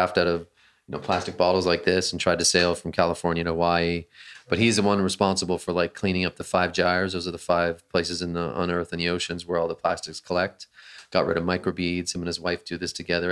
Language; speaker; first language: English; native; English